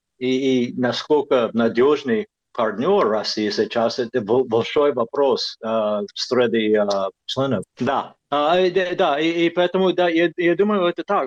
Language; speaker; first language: Russian; non-native, fluent; English